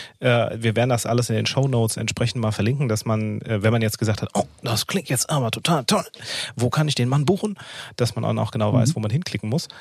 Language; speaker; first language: German; native; German